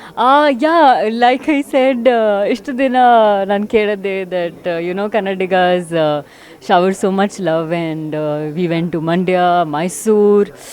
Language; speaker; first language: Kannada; non-native, learner; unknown